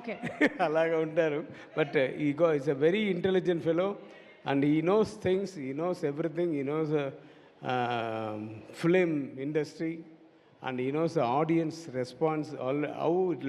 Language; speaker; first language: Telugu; non-native, learner; Tamil